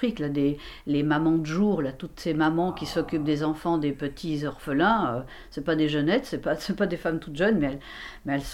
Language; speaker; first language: French; native; French